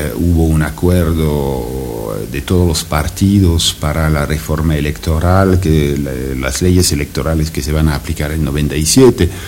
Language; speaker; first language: Spanish; non-native, fluent; French